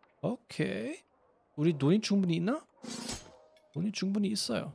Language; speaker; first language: Korean; non-native, fluent; German